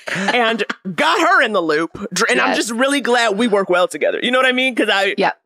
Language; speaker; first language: English; native; English